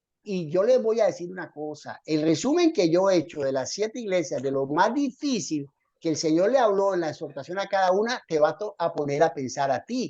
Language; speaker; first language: Spanish; native; Spanish